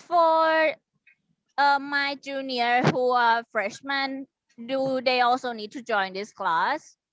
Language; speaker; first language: English; non-native, fluent; Thai